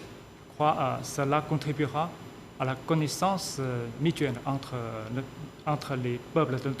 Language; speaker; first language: French; non-native, fluent; Chinese